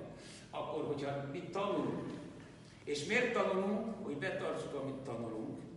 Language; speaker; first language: Hungarian; non-native, local second language; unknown